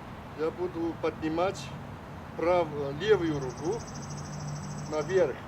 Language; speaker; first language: Russian; non-native, learner; Chinese